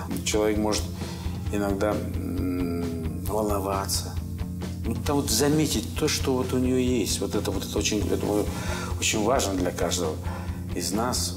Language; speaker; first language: Russian; non-native, fluent; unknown